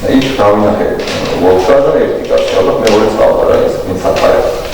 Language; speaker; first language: Georgian; non-native, local second language; Azerbaijani